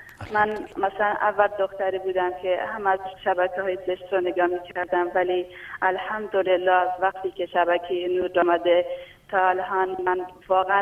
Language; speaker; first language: Persian; non-native, local second language; Baluchi